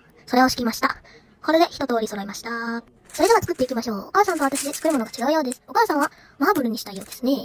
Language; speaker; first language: Japanese; early bilingual, other home language; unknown